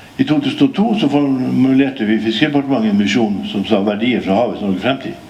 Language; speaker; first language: Norwegian; native; Norwegian